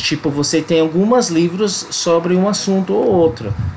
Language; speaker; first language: Portuguese; non-native, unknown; English